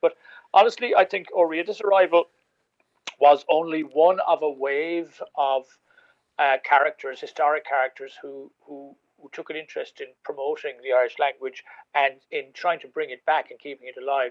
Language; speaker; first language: English; native; English